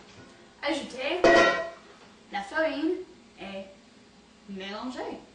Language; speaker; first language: French; non-native, learner; English